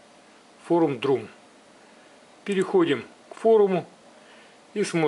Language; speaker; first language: Russian; native; Russian